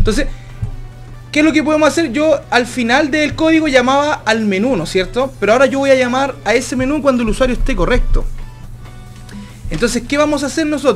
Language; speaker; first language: Spanish; native; Spanish